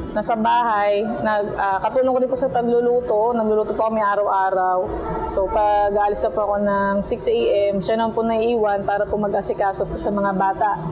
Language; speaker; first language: Filipino; native; Filipino